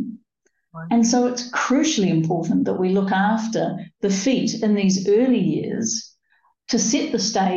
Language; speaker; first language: English; native; English